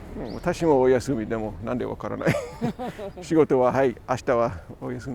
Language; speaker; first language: Japanese; non-native, learner; English